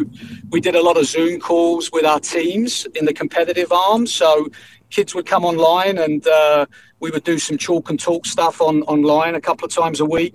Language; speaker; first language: English; native; English